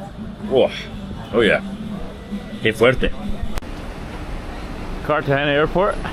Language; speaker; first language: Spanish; non-native, learner; English